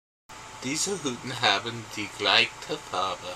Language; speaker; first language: German; non-native, learner; English